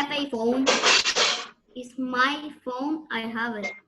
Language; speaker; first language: English; non-native, learner; Spanish